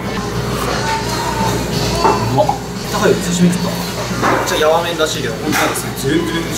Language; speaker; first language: Japanese; native; Japanese